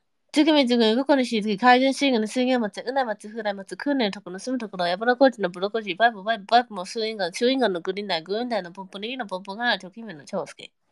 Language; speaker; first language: Japanese; non-native, fluent; English